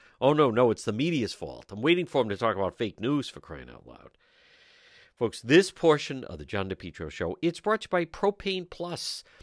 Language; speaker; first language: English; native; English